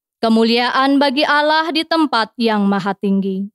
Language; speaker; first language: Indonesian; native; Indonesian